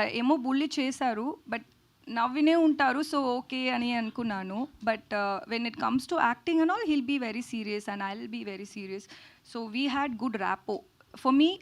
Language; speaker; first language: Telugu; non-native, learner; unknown